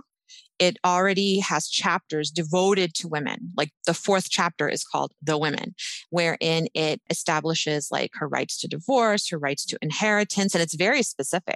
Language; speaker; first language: English; native; English